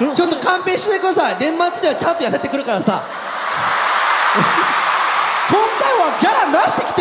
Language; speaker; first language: Japanese; native; Japanese